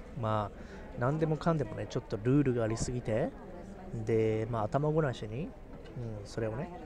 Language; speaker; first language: Japanese; native; Japanese